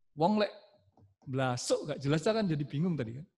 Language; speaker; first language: Indonesian; non-native, local second language; Javanese